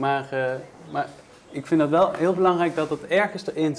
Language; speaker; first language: Dutch; native; Dutch